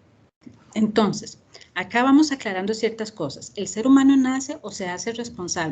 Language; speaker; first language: Spanish; native; Spanish